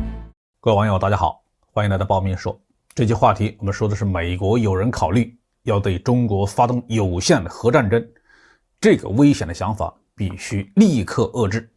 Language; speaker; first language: Chinese; native; Chinese